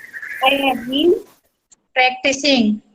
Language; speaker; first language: English; non-native, learner; Hindi